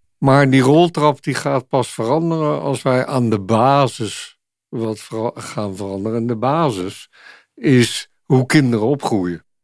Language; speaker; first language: Dutch; native; Dutch